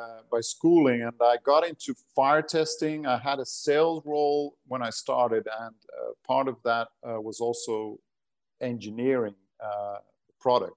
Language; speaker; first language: English; non-native, fluent; Portuguese